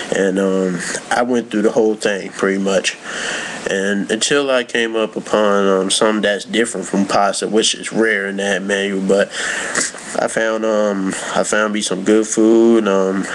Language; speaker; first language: English; native; English